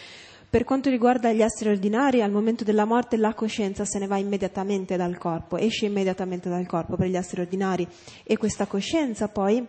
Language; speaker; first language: Italian; native; Italian